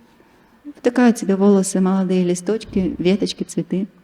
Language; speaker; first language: Russian; native; Russian